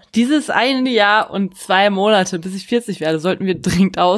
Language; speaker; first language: German; native; German